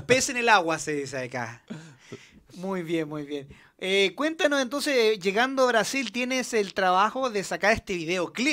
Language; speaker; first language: Spanish; native; Spanish